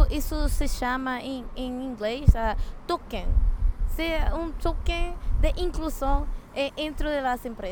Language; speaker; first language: Portuguese; non-native, fluent; Spanish